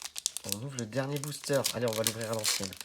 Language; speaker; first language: French; native; French